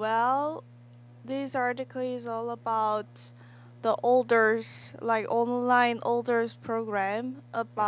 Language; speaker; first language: English; non-native, learner; Korean